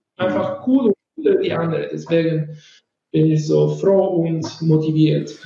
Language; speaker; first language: German; non-native, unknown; Italian